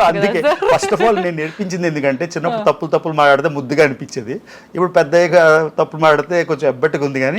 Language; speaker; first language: Telugu; native; Telugu